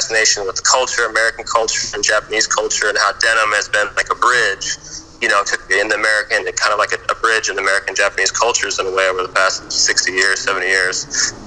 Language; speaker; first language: English; native; English